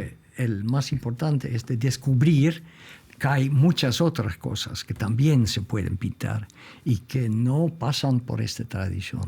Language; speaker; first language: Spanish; non-native, fluent; Dutch